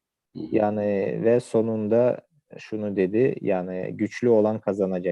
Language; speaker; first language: Turkish; non-native, fluent; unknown